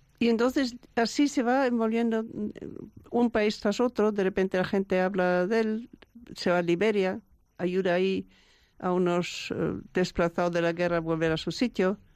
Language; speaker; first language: Spanish; non-native, fluent; German